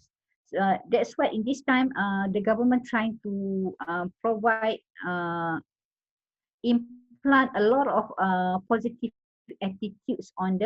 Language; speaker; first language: English; non-native, fluent; Malay